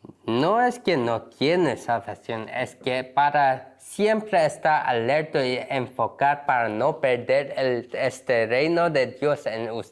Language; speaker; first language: Spanish; non-native, learner; Korean